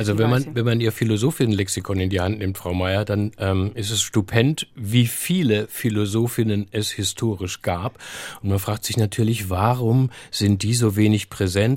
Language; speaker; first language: German; native; German